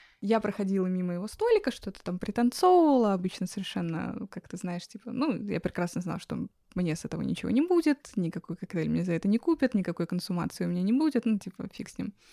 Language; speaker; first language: Russian; native; Russian